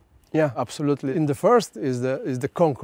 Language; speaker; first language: English; non-native, learner; Slovenian